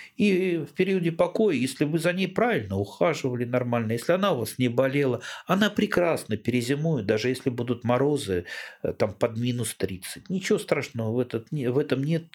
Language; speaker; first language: Russian; native; Russian